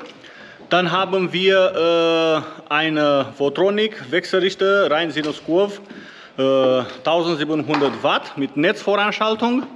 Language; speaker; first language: German; non-native, learner; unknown